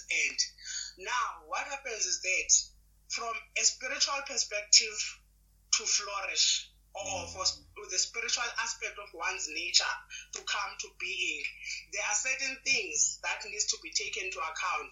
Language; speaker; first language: English; non-native, local second language; Xhosa